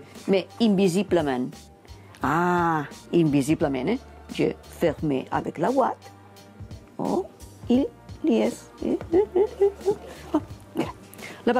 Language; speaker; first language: French; non-native, learner; Catalan